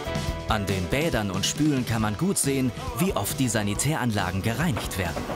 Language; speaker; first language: German; native; German